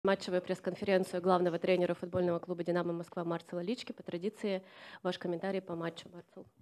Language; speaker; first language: Russian; native; Russian